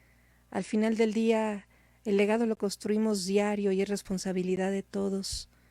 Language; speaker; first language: Spanish; native; Spanish